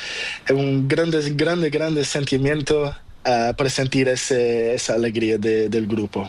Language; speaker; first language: Spanish; non-native, learner; Portuguese